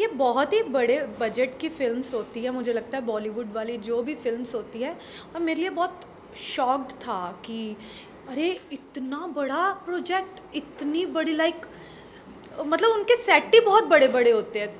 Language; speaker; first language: Hindi; non-native, local second language; Punjabi